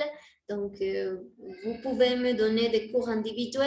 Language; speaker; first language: French; non-native, learner; Spanish